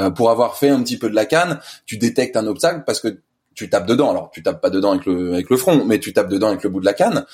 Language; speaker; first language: French; native; French